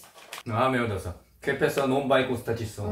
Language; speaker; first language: Portuguese; non-native, learner; Korean